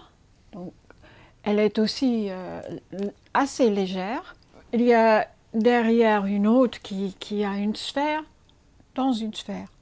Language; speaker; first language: French; non-native, fluent; English